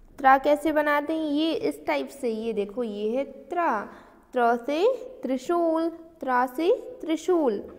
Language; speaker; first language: Hindi; native; Hindi